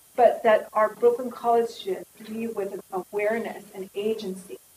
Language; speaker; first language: English; native; English